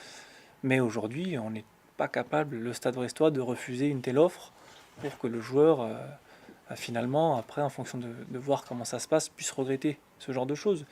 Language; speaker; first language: French; native; French